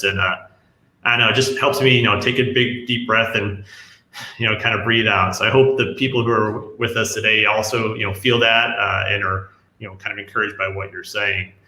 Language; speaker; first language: English; native; English